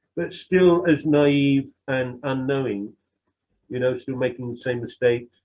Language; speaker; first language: English; native; English